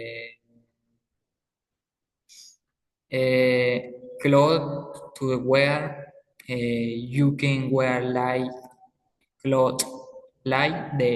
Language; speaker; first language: English; non-native, learner; Spanish